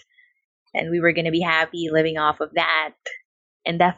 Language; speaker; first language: English; non-native, local second language; Filipino